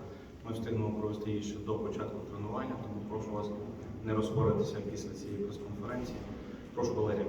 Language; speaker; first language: Ukrainian; native; Ukrainian